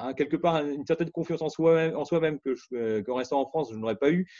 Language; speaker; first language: French; native; French